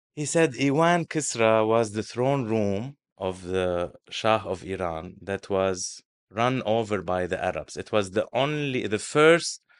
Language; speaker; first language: English; non-native, fluent; Arabic